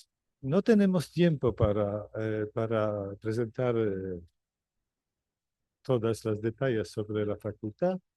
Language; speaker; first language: Spanish; non-native, fluent; Polish